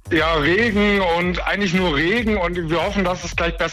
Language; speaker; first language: German; native; German